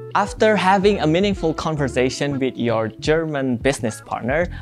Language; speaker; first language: English; non-native, fluent; Indonesian